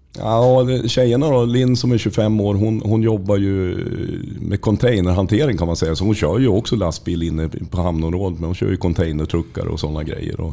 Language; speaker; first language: Swedish; native; Swedish